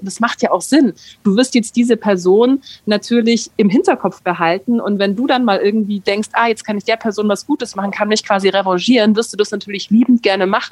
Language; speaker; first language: German; native; German